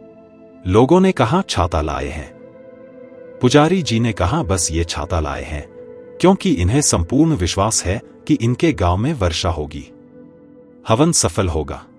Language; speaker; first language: Hindi; native; Hindi